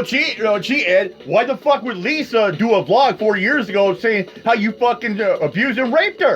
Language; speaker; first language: English; native; English